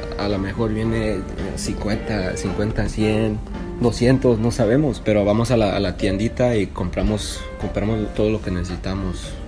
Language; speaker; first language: Spanish; early bilingual, heritage; Spanish